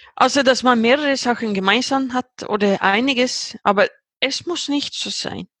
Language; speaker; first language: German; non-native, fluent; Swedish